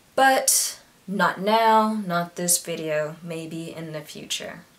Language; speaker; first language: English; native; English